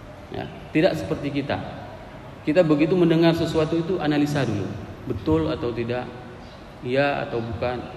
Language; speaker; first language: Indonesian; native; Indonesian